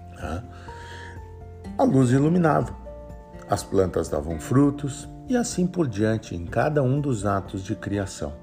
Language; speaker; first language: Portuguese; native; Portuguese